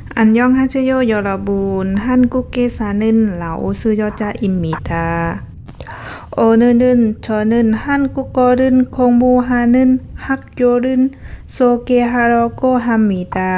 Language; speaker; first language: Korean; non-native, learner; Lao